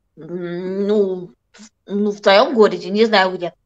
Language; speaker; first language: Russian; non-native, fluent; Turkish